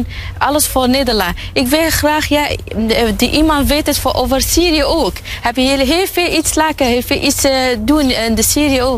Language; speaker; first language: Dutch; non-native, learner; Arabic